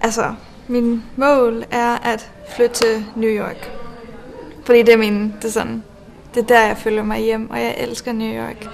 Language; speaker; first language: Danish; non-native, fluent; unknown